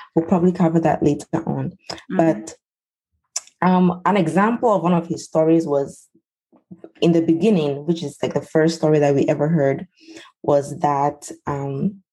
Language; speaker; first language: English; non-native, local second language; Ewe